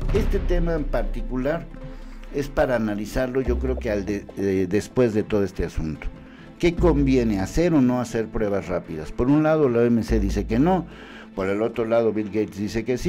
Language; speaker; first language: Spanish; native; Spanish